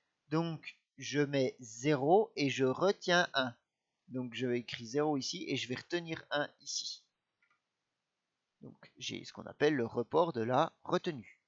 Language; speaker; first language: French; native; French